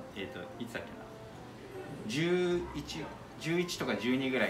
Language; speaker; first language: Japanese; native; Japanese